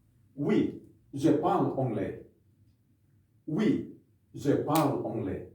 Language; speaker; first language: French; non-native, fluent; Indonesian